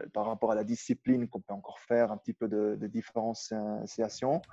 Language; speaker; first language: French; non-native, local second language; German